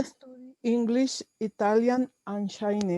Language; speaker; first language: English; non-native, learner; Spanish